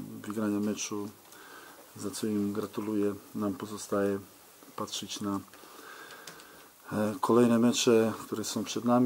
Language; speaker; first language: Polish; non-native, fluent; Serbian